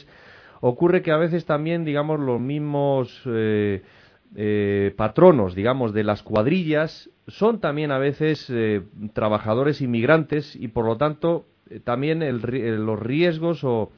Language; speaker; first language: Spanish; native; Spanish